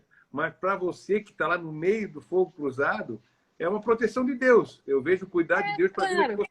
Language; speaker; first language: Portuguese; native; Portuguese